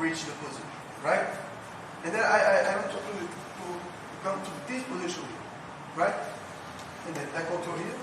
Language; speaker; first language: English; non-native, learner; Portuguese